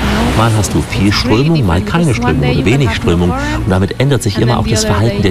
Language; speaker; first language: German; native; German